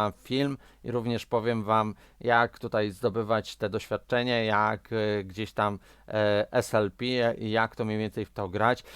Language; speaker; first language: Polish; native; Polish